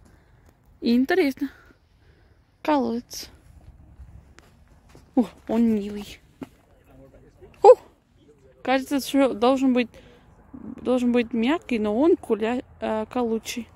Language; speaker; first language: Russian; non-native, learner; English